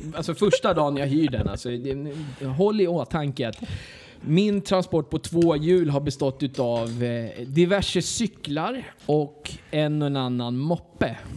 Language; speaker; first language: Swedish; early bilingual, other home language; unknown